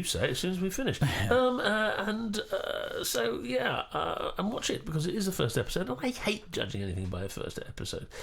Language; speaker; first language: English; native; English